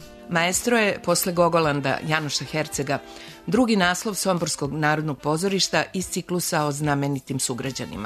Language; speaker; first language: Serbian; native; Serbian